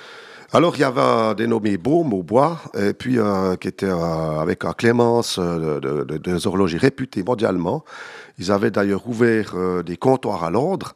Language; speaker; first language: French; native; French